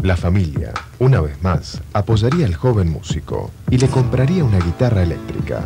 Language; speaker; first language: Spanish; native; Spanish